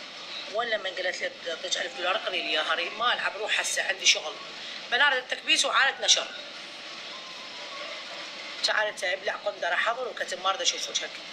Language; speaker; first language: Arabic; native; Arabic